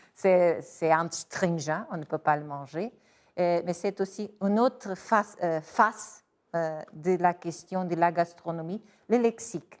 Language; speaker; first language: French; non-native, fluent; Portuguese